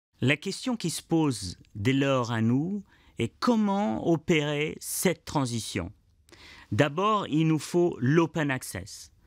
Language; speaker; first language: French; non-native, fluent; Portuguese